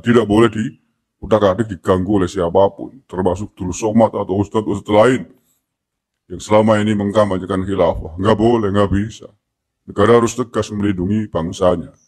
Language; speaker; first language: Indonesian; native; Indonesian